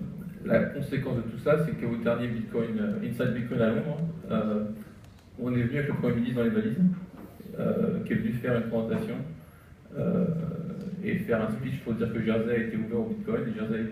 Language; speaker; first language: French; native; French